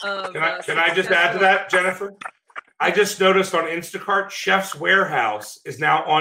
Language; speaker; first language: English; native; English